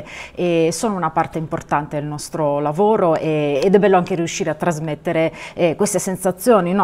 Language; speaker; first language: Italian; native; Italian